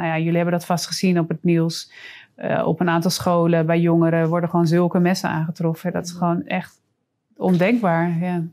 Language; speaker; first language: Dutch; native; Dutch